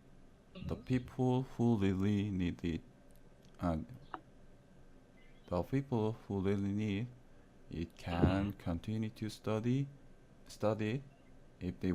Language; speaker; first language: English; non-native, learner; Korean